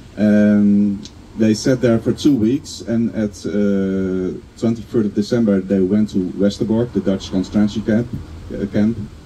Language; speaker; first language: English; non-native, fluent; Dutch